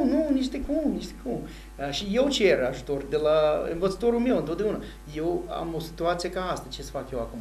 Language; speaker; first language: Romanian; non-native, fluent; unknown